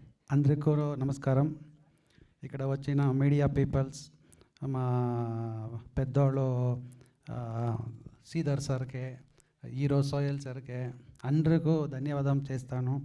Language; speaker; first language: Telugu; non-native, learner; Kannada